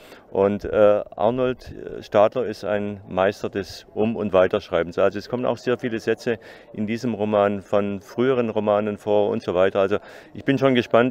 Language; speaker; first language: German; native; German